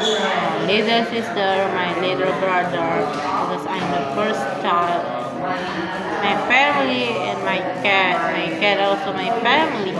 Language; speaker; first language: English; non-native, learner; Indonesian